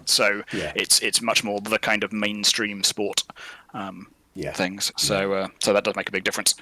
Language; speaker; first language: English; native; English